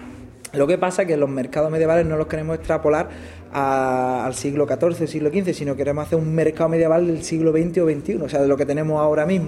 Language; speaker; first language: Spanish; native; Spanish